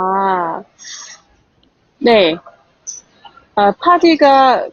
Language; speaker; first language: Korean; non-native, learner; Chinese